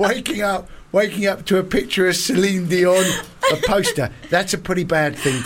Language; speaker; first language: English; native; English